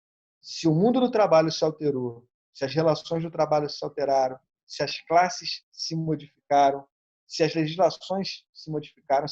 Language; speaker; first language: Portuguese; native; Portuguese